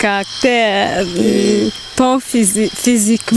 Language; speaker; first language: French; non-native, learner; Rundi